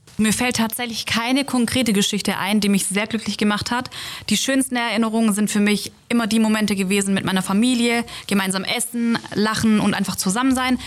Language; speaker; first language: German; native; German